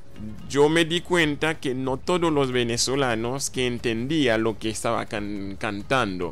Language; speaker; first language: Spanish; non-native, fluent; Haitian Creole